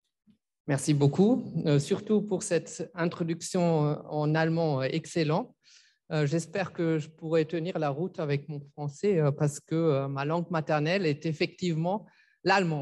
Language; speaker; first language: French; non-native, fluent; German